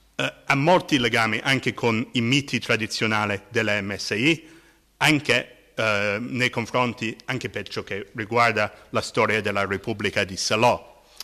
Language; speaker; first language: Italian; non-native, fluent; English